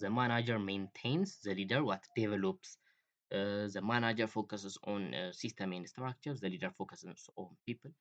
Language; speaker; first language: English; non-native, local second language; Amharic